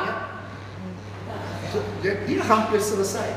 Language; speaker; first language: Indonesian; non-native, fluent; English